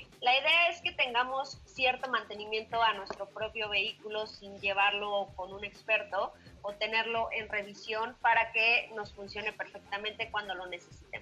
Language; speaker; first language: Spanish; native; Spanish